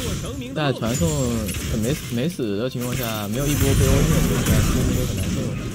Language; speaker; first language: Chinese; native; Chinese